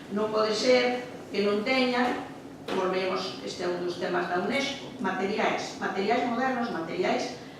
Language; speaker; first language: Galician; native; Galician